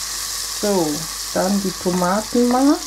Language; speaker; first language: German; non-native, fluent; Akan